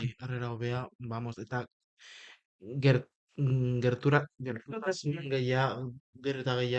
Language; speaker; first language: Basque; non-native, local second language; Spanish